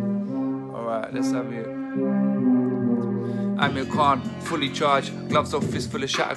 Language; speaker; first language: English; native; English